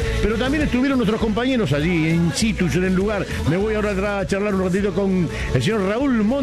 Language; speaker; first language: Spanish; native; Spanish